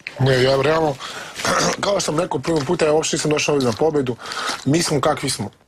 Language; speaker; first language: Bosnian; early bilingual, heritage; Serbian